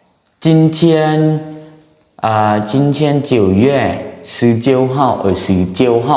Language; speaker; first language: Chinese; non-native, learner; Lao